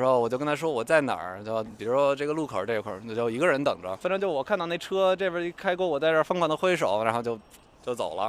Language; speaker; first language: Chinese; non-native, fluent; English